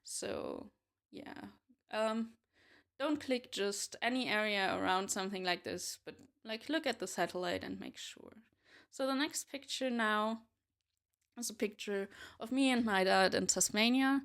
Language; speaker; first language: English; non-native, fluent; German